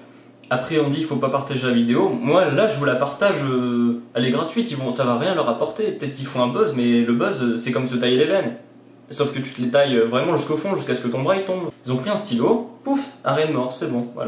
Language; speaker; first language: French; native; French